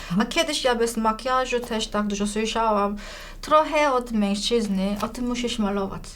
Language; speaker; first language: Polish; non-native, learner; Korean